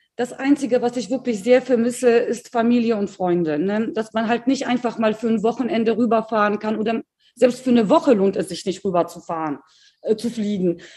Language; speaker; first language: German; early bilingual, other home language; Polish